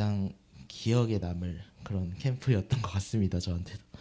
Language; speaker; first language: Korean; native; Korean